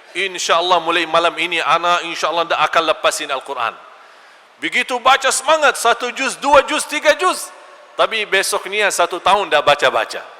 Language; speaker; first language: Malay; non-native, fluent; Arabic